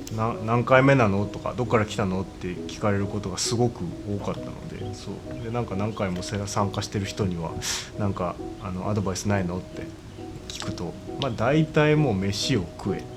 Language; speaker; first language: Japanese; native; Japanese